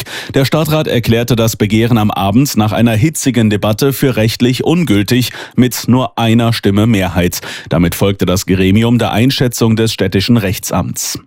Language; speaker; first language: German; native; German